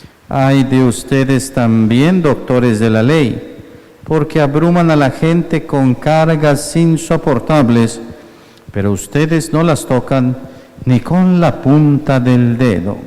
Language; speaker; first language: Spanish; native; Spanish